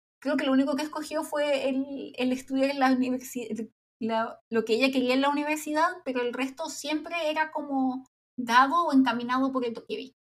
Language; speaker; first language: Spanish; native; Spanish